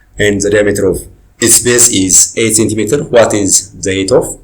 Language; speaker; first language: English; non-native, local second language; Amharic